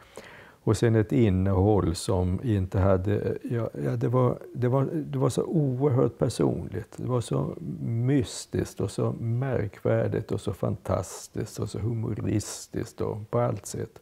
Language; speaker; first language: Swedish; native; Swedish